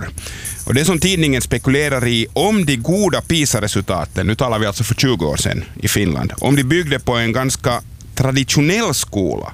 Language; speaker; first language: Swedish; native; Swedish